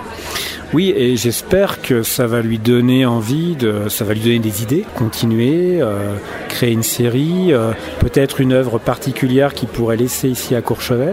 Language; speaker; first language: French; native; French